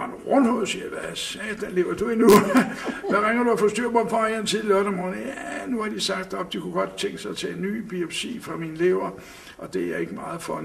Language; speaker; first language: Danish; native; Danish